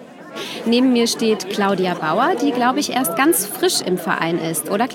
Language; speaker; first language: German; native; German